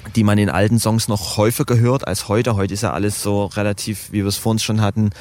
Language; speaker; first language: German; native; German